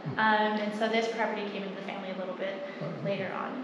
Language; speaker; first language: English; native; English